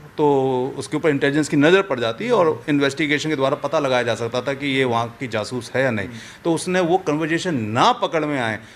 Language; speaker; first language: Hindi; native; Hindi